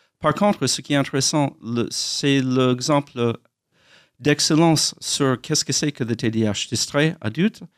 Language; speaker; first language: French; non-native, fluent; English